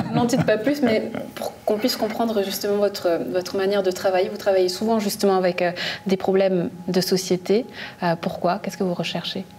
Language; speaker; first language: French; native; French